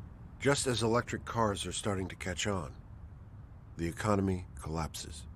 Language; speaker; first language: English; native; English